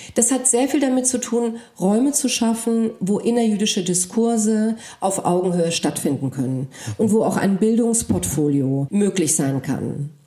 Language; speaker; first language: German; early bilingual, other home language; Polish